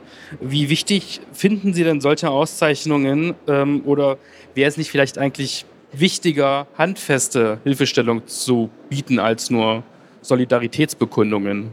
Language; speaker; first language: German; native; German